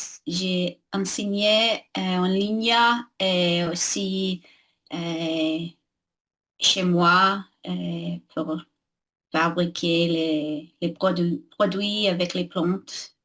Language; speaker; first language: French; non-native, learner; English